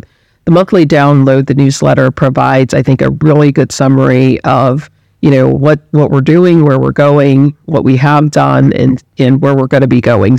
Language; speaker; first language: English; native; English